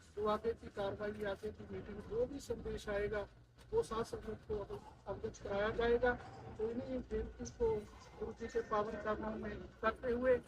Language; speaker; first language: Hindi; non-native, local second language; Punjabi